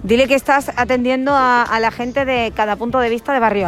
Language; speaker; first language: Spanish; native; Spanish